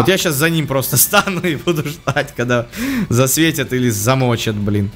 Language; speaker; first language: Russian; native; Russian